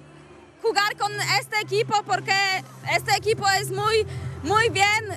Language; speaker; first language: Spanish; non-native, learner; Polish